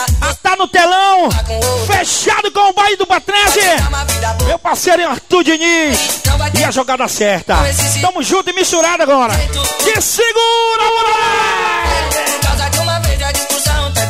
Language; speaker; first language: Portuguese; native; Portuguese